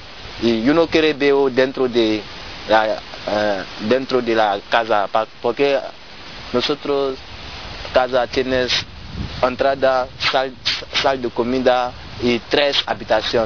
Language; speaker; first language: Spanish; non-native, learner; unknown